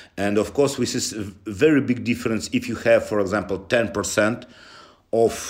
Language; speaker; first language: English; non-native, learner; Russian